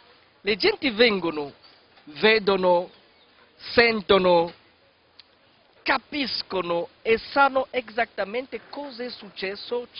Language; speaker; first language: Italian; non-native, fluent; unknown